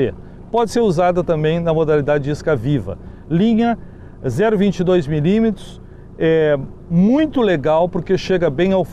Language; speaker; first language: Portuguese; native; Portuguese